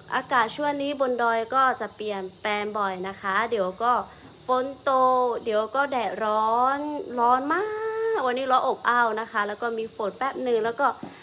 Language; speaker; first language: Thai; non-native, local second language; Lahu